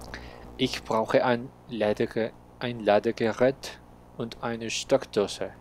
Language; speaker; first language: German; non-native, learner; Spanish